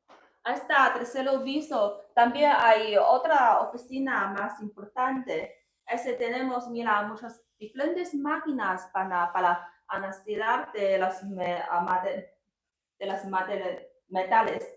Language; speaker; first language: Spanish; non-native, learner; Chinese